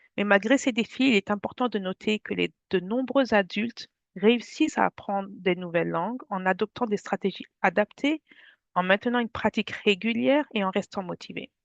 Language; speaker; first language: French; native; French